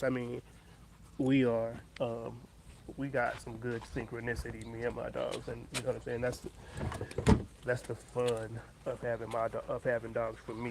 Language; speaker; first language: English; native; English